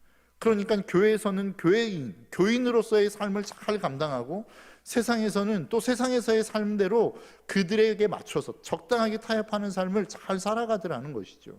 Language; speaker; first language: Korean; native; Korean